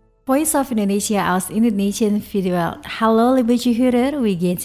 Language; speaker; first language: German; non-native, fluent; Indonesian